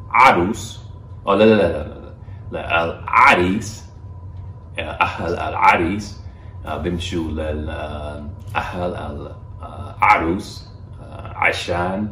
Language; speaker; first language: Arabic; non-native, learner; English